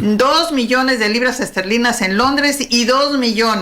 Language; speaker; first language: Spanish; native; Spanish